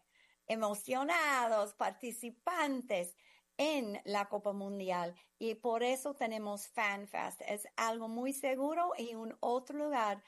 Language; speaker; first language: Spanish; non-native, fluent; English